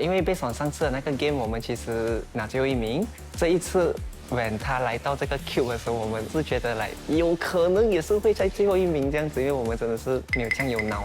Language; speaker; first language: Chinese; native; Chinese